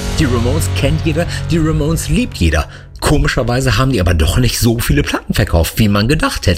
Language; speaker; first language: German; native; German